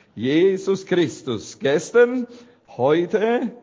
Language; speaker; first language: German; non-native, fluent; Romanian